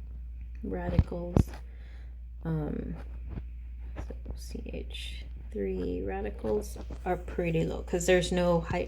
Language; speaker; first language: English; native; English